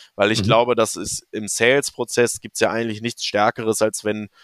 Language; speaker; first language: German; native; German